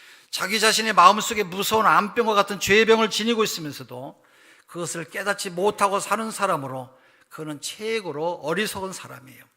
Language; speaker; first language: Korean; native; Korean